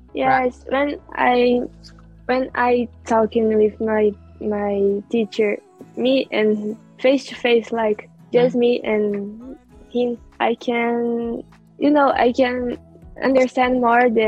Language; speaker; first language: English; non-native, learner; Portuguese